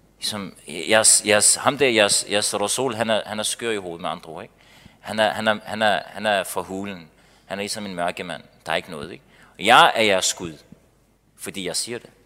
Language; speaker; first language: Danish; early bilingual, other home language; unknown